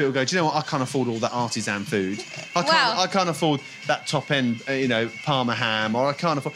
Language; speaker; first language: English; native; English